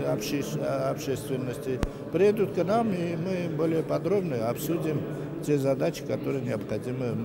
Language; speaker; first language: Russian; non-native, fluent; Armenian